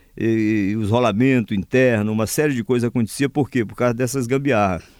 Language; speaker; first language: Portuguese; native; Portuguese